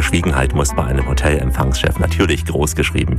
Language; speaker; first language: German; native; German